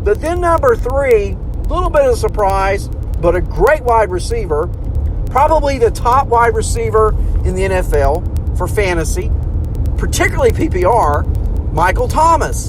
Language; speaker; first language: English; native; English